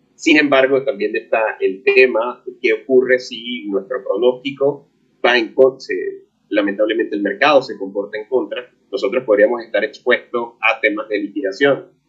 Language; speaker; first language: Spanish; native; Spanish